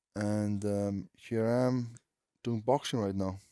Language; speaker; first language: English; non-native, fluent; Icelandic